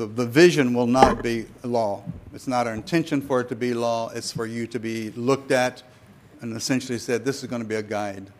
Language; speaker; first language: English; native; English